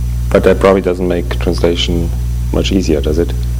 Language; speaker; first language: English; non-native, fluent; German